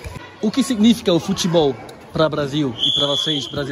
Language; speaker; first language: Portuguese; non-native, learner; German